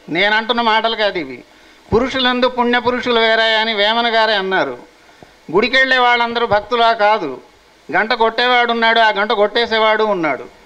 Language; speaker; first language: Telugu; non-native, local second language; Hindi